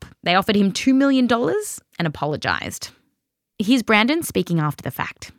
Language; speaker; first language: English; native; English